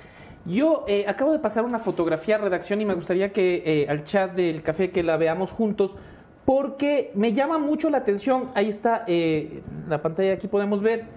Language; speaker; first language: Spanish; native; Spanish